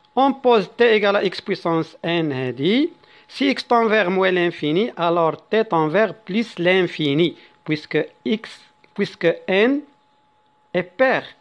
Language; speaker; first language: French; non-native, local second language; Arabic